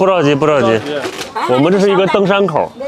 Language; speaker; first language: Chinese; native; Chinese